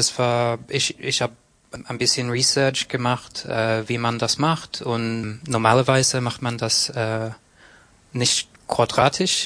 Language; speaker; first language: German; non-native, fluent; English